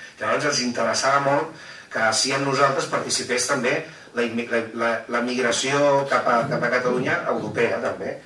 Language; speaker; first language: Catalan; non-native, local second language; Spanish